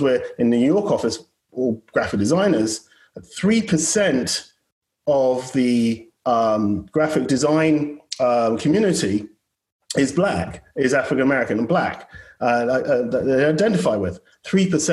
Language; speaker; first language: English; native; English